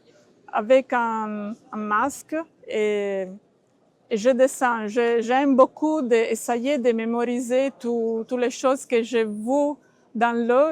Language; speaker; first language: French; non-native, learner; Italian